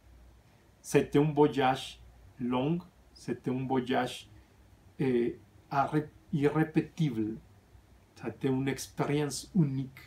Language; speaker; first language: French; non-native, fluent; Spanish